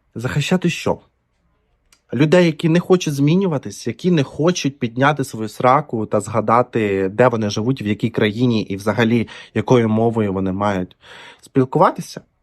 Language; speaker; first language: Ukrainian; non-native, local second language; Russian